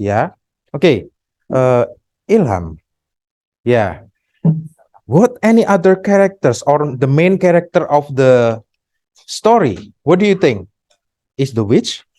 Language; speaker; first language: English; non-native, fluent; Indonesian